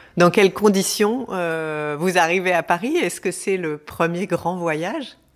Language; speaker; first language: French; native; French